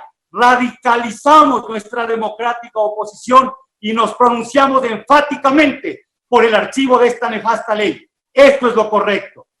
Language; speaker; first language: Spanish; native; Spanish